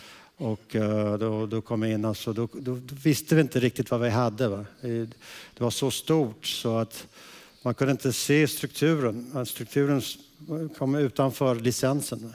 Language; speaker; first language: Swedish; early bilingual, heritage; Swedish